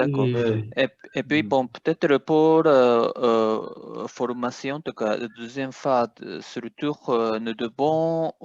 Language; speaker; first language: French; non-native, fluent; Japanese